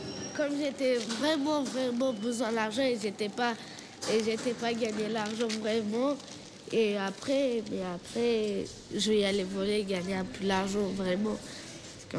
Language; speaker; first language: French; non-native, learner; Romanian